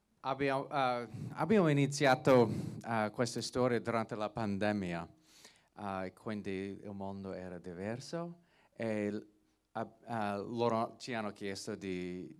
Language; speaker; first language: Italian; non-native, learner; English